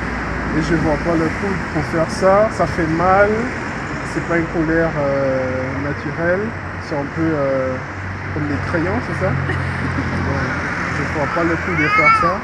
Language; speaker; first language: French; non-native, fluent; English